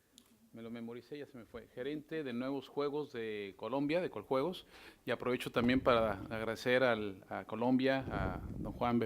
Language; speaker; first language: Spanish; native; Spanish